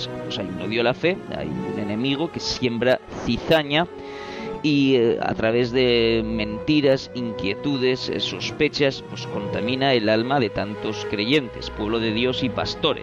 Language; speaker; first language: Spanish; native; Spanish